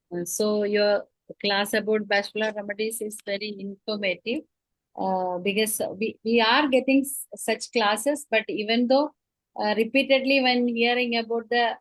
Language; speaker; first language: English; non-native, local second language; Malayalam